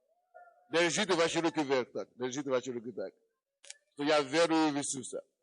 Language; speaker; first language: Russian; non-native, fluent; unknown